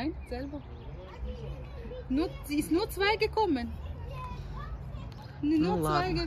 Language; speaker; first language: German; non-native, learner; Turkish